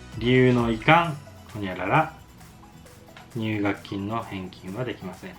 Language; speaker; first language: Japanese; native; Japanese